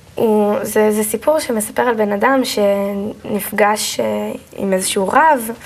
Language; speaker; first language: Hebrew; native; Hebrew